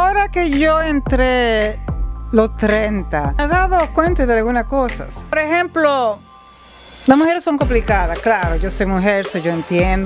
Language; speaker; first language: Spanish; early bilingual, heritage; Spanish